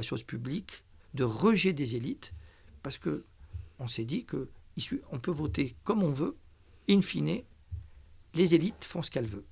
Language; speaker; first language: French; non-native, local second language; Arabic